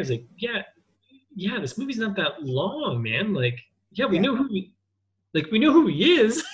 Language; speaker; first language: English; native; English